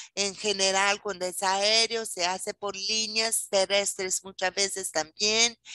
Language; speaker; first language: Spanish; non-native, fluent; Portuguese